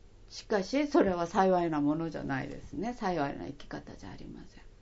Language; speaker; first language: Japanese; non-native, fluent; Korean